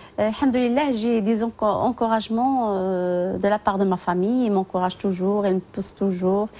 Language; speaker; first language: French; non-native, local second language; Tachelhit